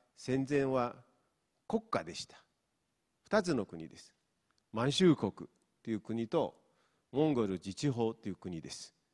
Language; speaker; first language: Japanese; non-native, fluent; Mongolian